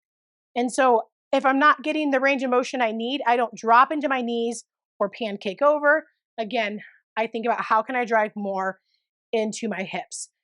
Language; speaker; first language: English; native; English